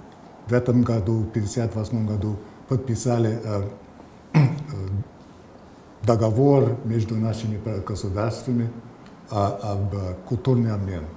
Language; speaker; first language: Russian; non-native, fluent; English